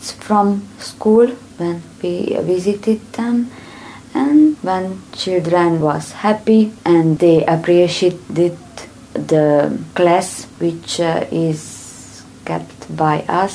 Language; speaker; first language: English; non-native, learner; Romanian